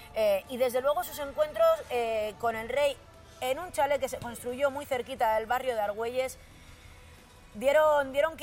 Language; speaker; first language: Spanish; native; Spanish